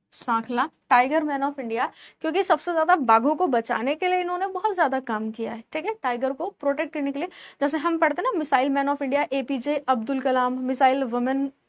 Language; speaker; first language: Hindi; native; Hindi